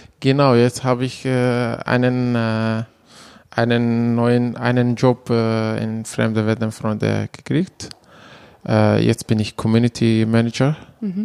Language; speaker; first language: German; non-native, learner; Arabic